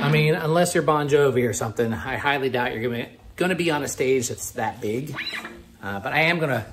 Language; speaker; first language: English; native; English